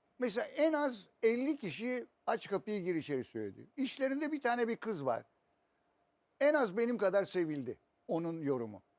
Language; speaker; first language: Turkish; native; Turkish